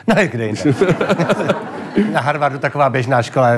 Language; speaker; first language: Czech; native; Czech